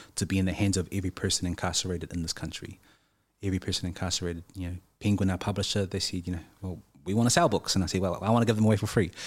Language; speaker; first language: English; native; English